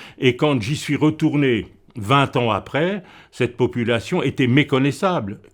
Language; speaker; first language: French; non-native, local second language; Swiss German